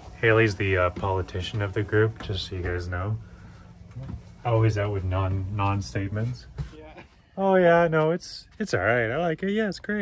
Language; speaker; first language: English; native; English